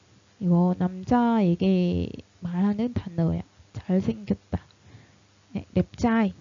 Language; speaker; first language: Korean; non-native, fluent; Vietnamese